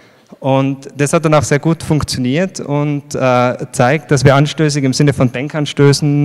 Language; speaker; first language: German; native; German